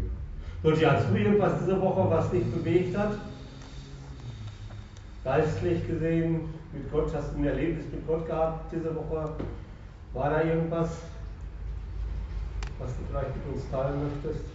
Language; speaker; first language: German; native; German